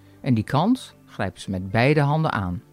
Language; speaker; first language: Dutch; native; Dutch